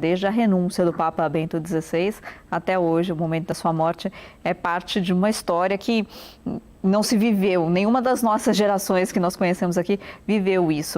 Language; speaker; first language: Portuguese; native; Portuguese